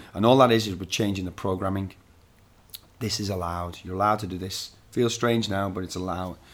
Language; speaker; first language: English; native; English